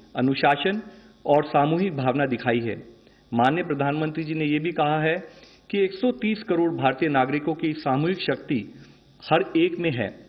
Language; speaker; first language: Hindi; native; Hindi